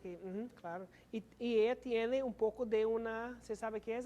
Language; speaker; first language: Spanish; non-native, learner; English